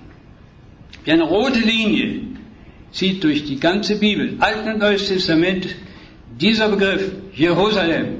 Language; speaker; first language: German; native; German